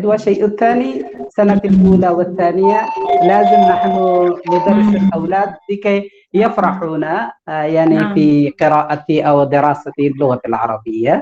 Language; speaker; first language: Arabic; non-native, learner; Malay